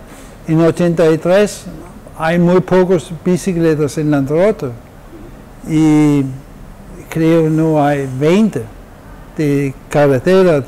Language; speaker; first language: Spanish; non-native, fluent; Danish